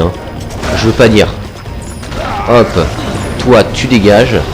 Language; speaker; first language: French; native; French